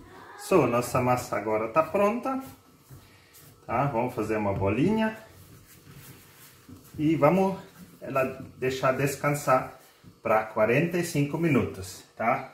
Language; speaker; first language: Portuguese; non-native, fluent; German